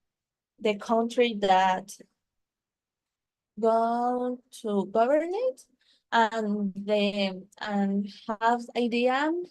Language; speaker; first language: English; non-native, learner; Spanish